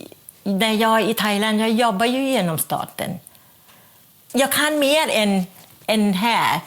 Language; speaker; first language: Swedish; non-native, fluent; Thai